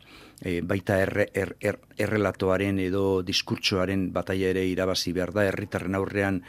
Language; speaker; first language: Basque; native; Basque